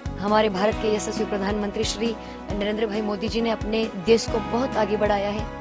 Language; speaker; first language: Hindi; non-native, local second language; Gujarati